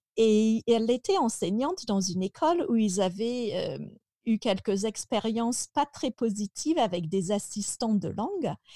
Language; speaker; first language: French; native; French